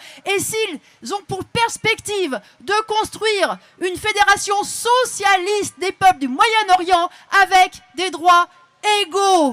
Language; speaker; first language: French; native; French